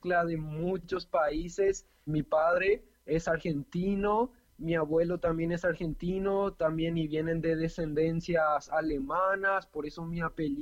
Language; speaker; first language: Spanish; native; Spanish